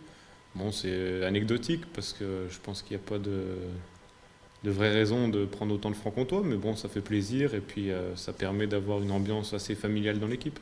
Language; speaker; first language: French; native; French